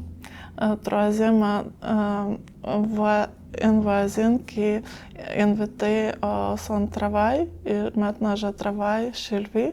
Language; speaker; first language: French; non-native, learner; Ukrainian